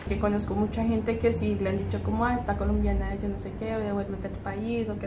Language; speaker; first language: Spanish; native; Spanish